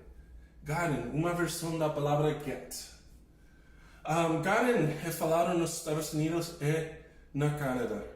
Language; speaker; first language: Portuguese; non-native, fluent; English